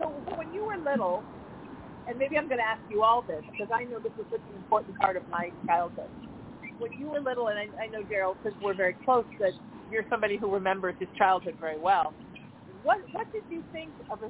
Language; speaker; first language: English; native; English